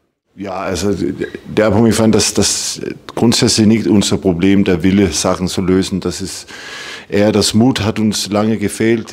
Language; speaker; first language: German; non-native, fluent; Danish